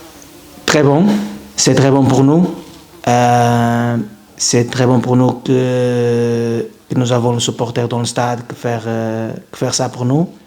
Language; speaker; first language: French; non-native, fluent; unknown